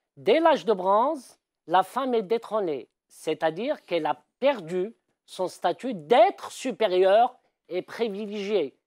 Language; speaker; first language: French; non-native, local second language; Arabic